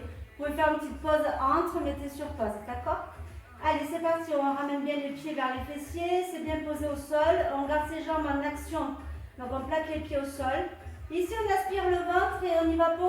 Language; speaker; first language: French; native; French